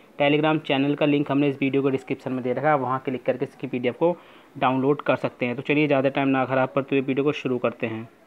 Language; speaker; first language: Hindi; native; Hindi